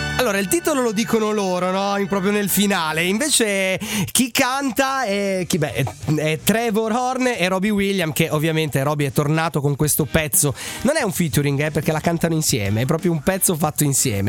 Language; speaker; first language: Italian; native; Italian